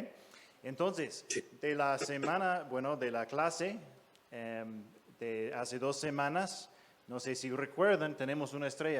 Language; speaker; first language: Spanish; non-native, fluent; English